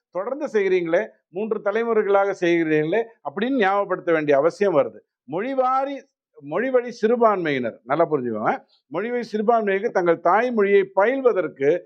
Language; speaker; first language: Tamil; native; Tamil